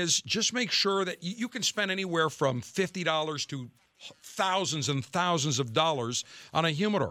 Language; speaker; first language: English; native; English